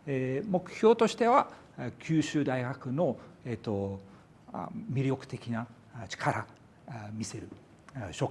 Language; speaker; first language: Japanese; non-native, fluent; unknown